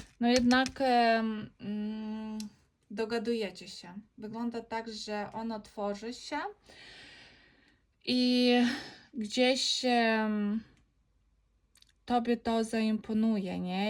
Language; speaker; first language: Polish; non-native, learner; Ukrainian